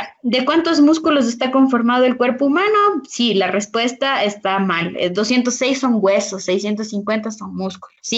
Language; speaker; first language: Spanish; native; Spanish